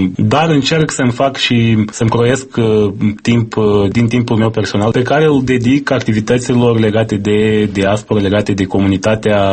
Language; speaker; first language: Romanian; native; Romanian